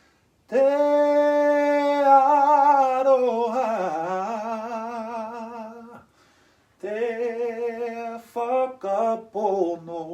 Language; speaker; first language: Māori; non-native, local second language; English